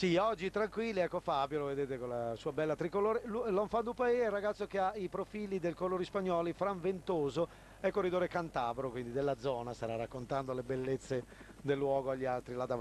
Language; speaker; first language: Italian; native; Italian